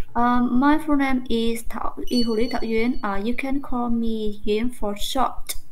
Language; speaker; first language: English; non-native, learner; Vietnamese